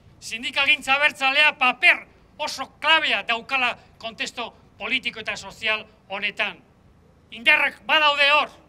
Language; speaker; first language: Basque; native; Basque